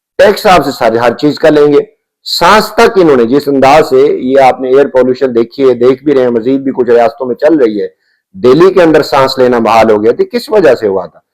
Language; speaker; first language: Urdu; non-native, local second language; Punjabi